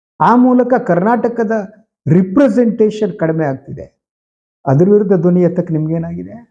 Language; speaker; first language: Kannada; native; Kannada